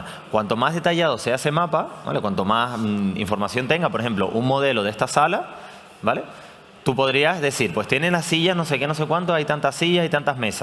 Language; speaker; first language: Spanish; native; Spanish